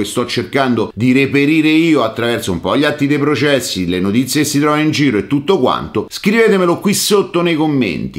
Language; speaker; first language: Italian; native; Italian